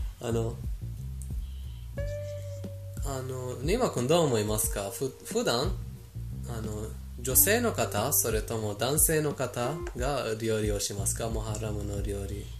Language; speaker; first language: Japanese; non-native, fluent; Persian